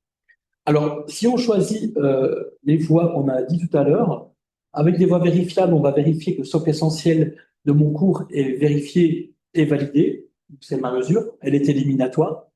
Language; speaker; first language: French; native; French